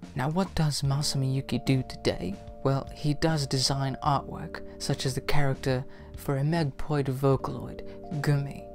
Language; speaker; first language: English; early bilingual, other home language; Spanish